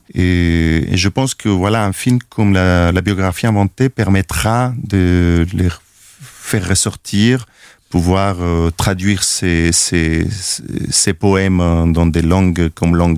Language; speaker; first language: French; non-native, fluent; Spanish